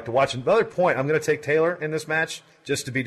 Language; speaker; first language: English; native; English